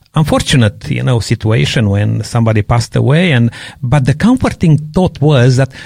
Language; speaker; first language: English; non-native, fluent; Romanian